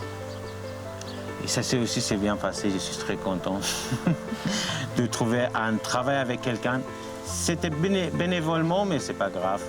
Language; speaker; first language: French; non-native, learner; Arabic